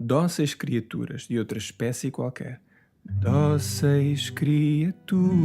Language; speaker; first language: Portuguese; non-native, fluent; English